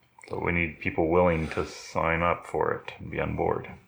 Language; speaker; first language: English; native; English